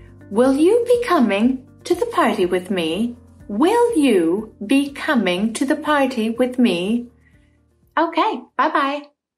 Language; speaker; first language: English; non-native, fluent; Italian